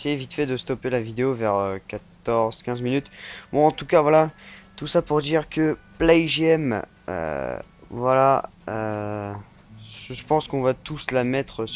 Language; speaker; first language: French; native; French